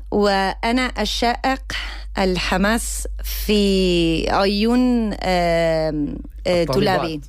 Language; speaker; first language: Arabic; non-native, learner; Spanish